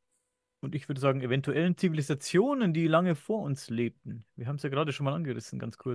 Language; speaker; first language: German; native; German